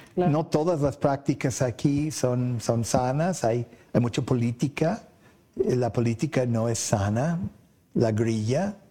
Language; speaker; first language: Spanish; non-native, fluent; English